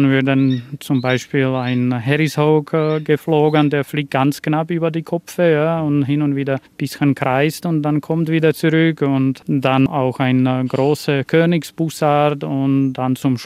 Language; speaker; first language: German; non-native, fluent; Slovak